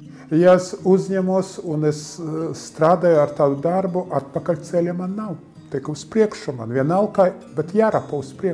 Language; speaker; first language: Latvian; non-native, local second language; Russian